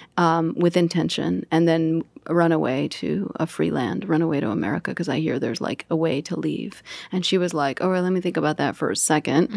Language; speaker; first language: English; native; English